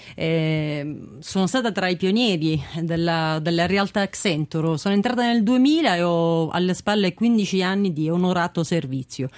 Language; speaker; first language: Italian; native; Italian